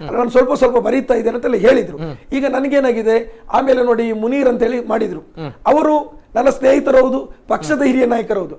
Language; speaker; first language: Kannada; non-native, local second language; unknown